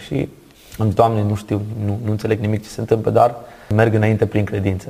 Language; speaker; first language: Romanian; native; Romanian